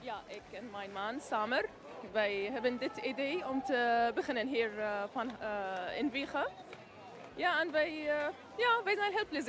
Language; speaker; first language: Dutch; non-native, learner; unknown